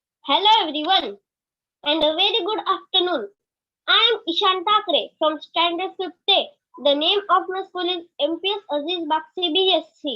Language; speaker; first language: English; non-native, learner; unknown